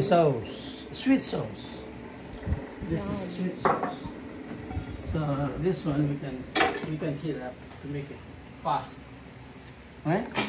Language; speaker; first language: English; non-native, local second language; Filipino